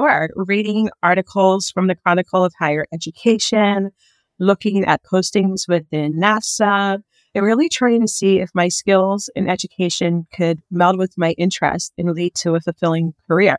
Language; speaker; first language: English; native; English